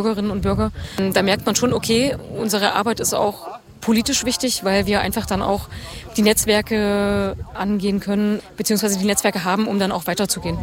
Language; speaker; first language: German; native; German